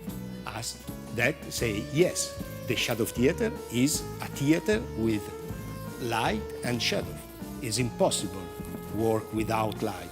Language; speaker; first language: English; non-native, learner; Italian